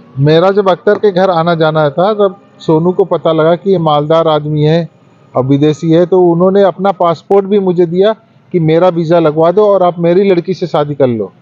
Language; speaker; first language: Hindi; native; Hindi